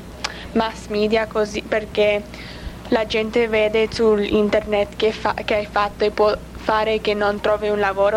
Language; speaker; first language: Italian; non-native, learner; English